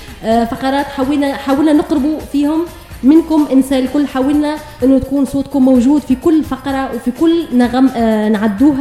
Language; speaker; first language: Arabic; native; Arabic